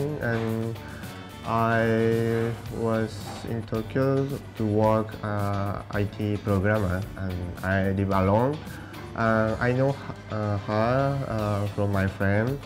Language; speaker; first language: English; non-native, learner; Japanese